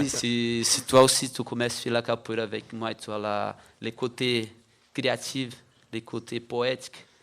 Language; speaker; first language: French; non-native, fluent; Portuguese